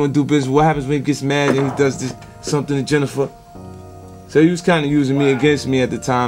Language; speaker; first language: English; native; English